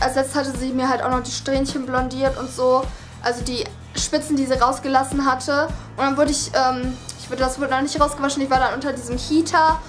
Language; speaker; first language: German; early bilingual, other home language; Vietnamese